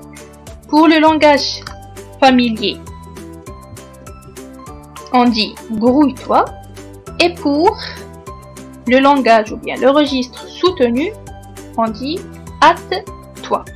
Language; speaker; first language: French; non-native, local second language; Arabic